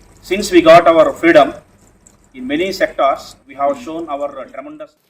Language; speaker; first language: English; non-native, local second language; Telugu